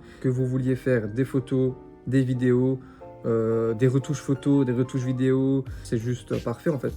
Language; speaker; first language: French; native; French